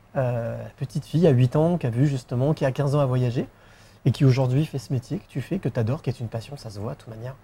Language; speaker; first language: French; native; French